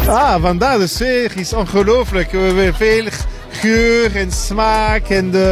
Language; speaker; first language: Dutch; non-native, learner; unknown